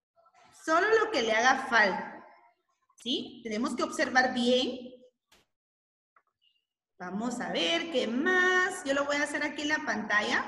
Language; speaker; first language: Spanish; native; Spanish